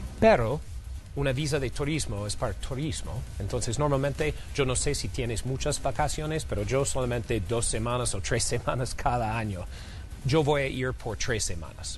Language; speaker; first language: Spanish; non-native, fluent; English